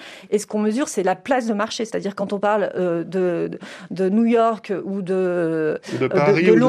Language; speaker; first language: French; native; French